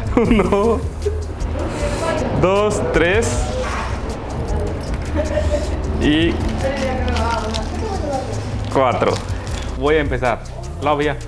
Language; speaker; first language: Spanish; non-native, fluent; Hindi